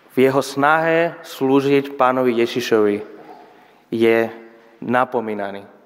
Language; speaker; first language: Slovak; non-native, fluent; Spanish